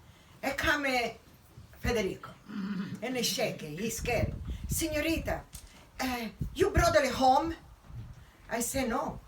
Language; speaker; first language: English; non-native, learner; Italian